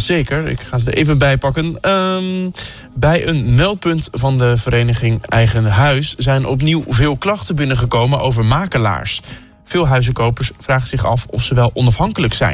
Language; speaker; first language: Dutch; native; Dutch